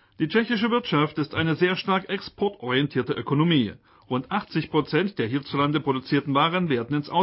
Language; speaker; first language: German; native; German